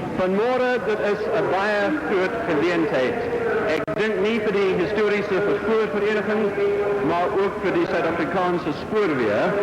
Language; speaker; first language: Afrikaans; non-native, local second language; English